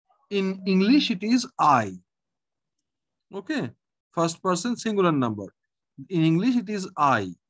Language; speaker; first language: English; non-native, local second language; Bangla